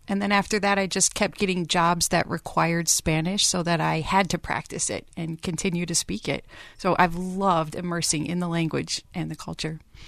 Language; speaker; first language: English; native; English